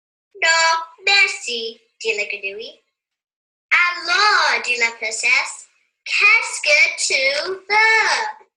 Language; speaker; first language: French; non-native, learner; English